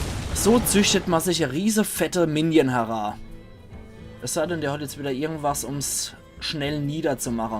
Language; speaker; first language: German; native; German